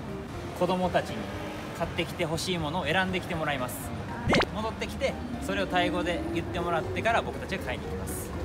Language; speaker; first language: Japanese; native; Japanese